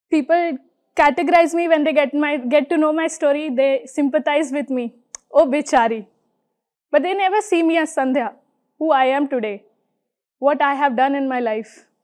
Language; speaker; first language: English; non-native, local second language; Hindi